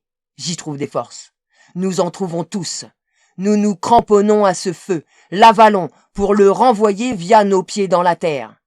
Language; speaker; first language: French; native; French